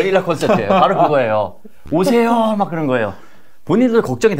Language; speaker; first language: Korean; native; Korean